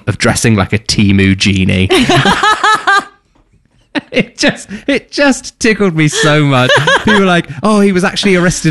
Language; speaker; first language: English; native; English